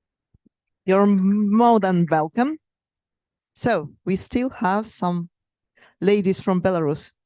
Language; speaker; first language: English; non-native, fluent; Russian